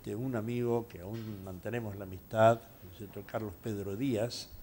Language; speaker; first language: Spanish; native; Spanish